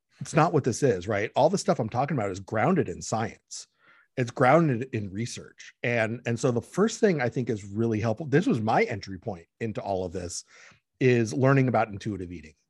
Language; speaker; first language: English; early bilingual, other home language; Spanish